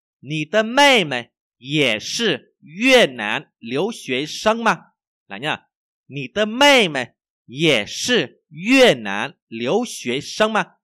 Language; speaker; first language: Chinese; non-native, fluent; Vietnamese